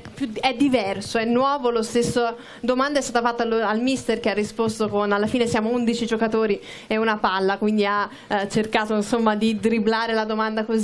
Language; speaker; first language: Italian; native; Italian